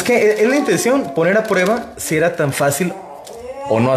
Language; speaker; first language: Spanish; native; Spanish